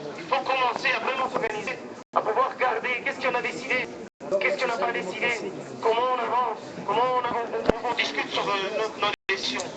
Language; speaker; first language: French; non-native, fluent; Spanish